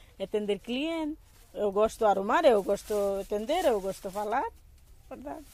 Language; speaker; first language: Portuguese; non-native, learner; Bangla